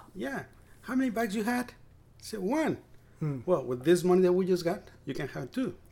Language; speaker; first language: English; non-native, fluent; Spanish